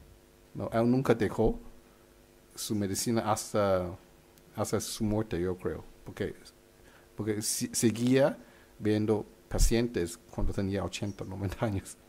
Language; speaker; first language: Spanish; non-native, fluent; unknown